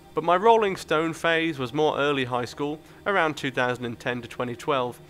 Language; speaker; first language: English; native; English